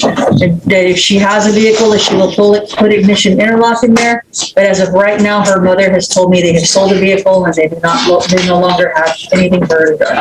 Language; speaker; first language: English; native; English